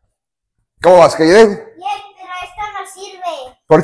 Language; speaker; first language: Spanish; native; Spanish